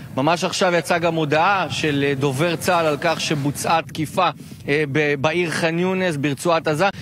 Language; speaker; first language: Hebrew; native; Hebrew